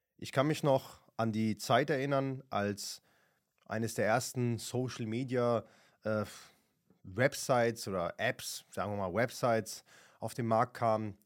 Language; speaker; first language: German; early bilingual, other home language; Kurdish